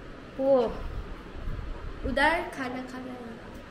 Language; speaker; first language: Hindi; non-native, local second language; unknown